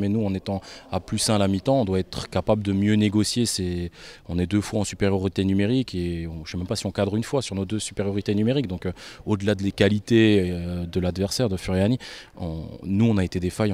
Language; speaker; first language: French; native; French